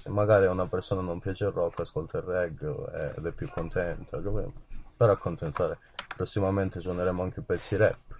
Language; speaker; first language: Italian; native; Italian